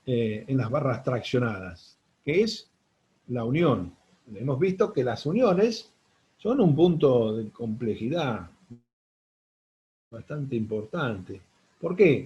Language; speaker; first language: Spanish; native; Spanish